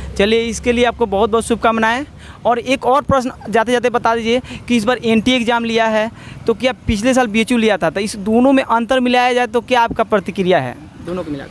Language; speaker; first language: Hindi; native; Hindi